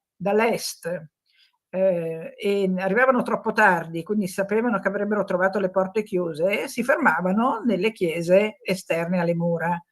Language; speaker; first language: Italian; native; Italian